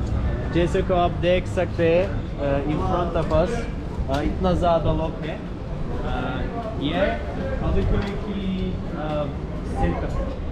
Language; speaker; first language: Hindi; non-native, learner; Turkish